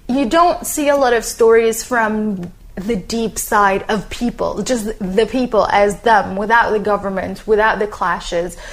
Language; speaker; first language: English; non-native, fluent; Arabic